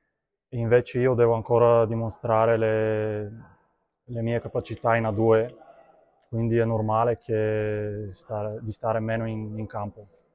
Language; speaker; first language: Italian; non-native, fluent; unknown